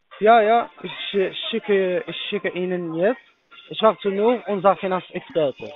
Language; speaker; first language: German; non-native, learner; Arabic